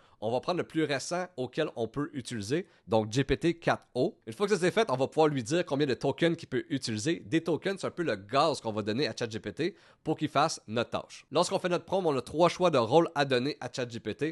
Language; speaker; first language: French; native; French